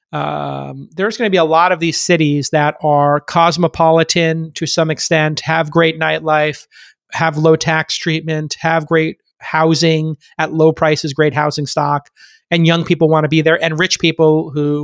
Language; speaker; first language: English; native; English